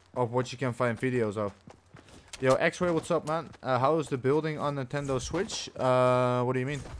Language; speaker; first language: English; non-native, fluent; Dutch